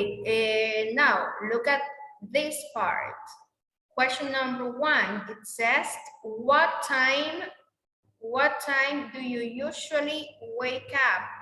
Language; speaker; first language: English; non-native, learner; Spanish